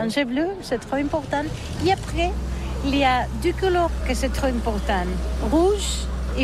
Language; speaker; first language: French; non-native, learner; Catalan